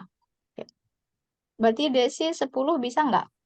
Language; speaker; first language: Indonesian; native; Indonesian